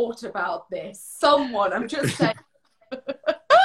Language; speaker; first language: English; native; English